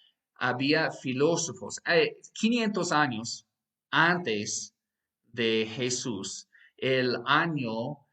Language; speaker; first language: Spanish; non-native, fluent; English